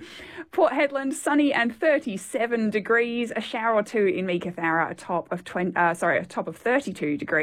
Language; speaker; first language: English; native; English